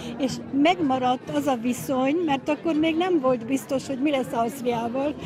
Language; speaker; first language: Hungarian; native; Hungarian